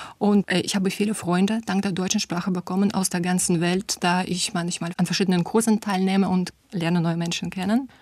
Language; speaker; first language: German; non-native, fluent; Russian